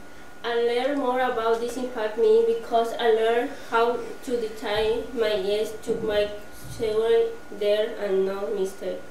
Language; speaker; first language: English; non-native, learner; Spanish